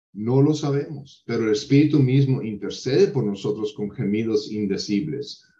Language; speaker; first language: Spanish; non-native, fluent; English